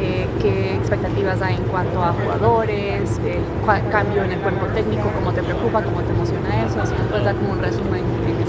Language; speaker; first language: Spanish; native; Spanish